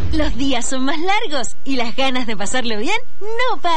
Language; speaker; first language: Spanish; native; Spanish